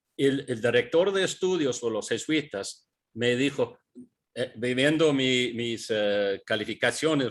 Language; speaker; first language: Spanish; non-native, fluent; English